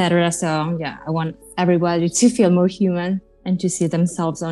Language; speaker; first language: English; non-native, fluent; Italian